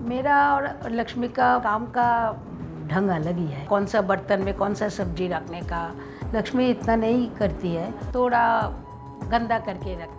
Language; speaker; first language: Hindi; non-native, local second language; Bangla